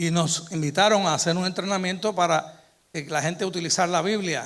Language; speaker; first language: Spanish; native; Spanish